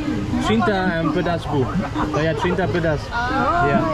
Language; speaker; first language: Indonesian; non-native, learner; German